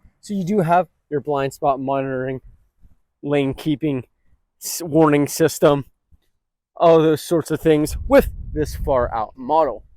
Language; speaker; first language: English; native; English